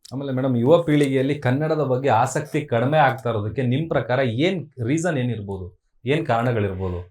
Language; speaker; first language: Kannada; native; Kannada